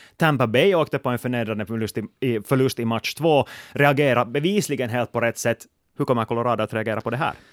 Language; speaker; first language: Swedish; native; Swedish